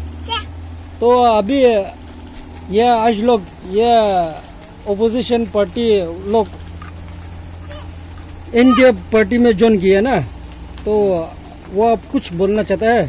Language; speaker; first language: Hindi; non-native, local second language; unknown